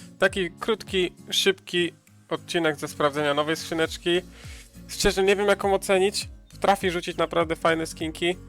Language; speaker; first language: Polish; native; Polish